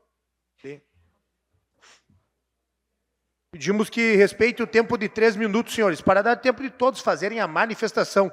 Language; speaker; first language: Portuguese; native; Portuguese